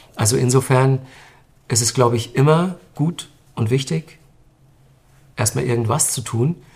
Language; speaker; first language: German; native; German